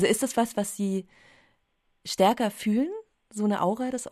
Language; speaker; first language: German; native; German